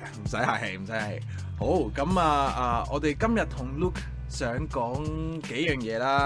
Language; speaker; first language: Cantonese; non-native, fluent; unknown